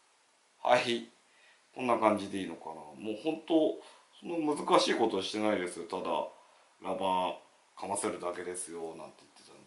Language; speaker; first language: Japanese; native; Japanese